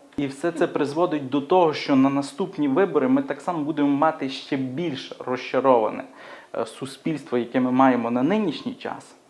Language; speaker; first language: Ukrainian; native; Ukrainian